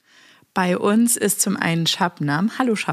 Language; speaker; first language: German; native; German